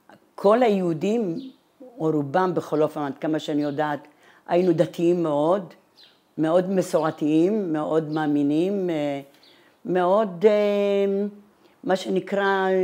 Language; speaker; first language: Hebrew; non-native, fluent; Italian